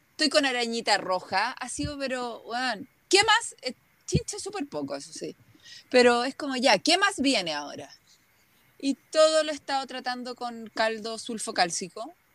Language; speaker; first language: Spanish; native; Spanish